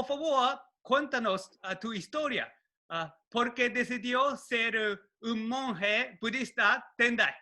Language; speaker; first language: Spanish; non-native, learner; Japanese